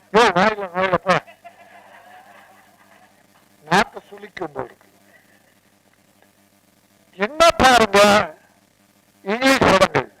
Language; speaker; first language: Tamil; native; Tamil